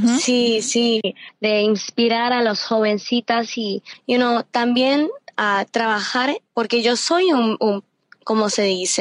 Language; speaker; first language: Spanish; early bilingual, heritage; Spanish